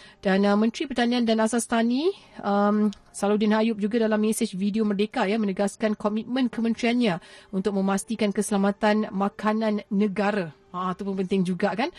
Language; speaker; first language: Malay; native; Malay